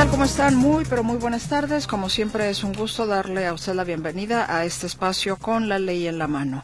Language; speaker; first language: Spanish; native; Spanish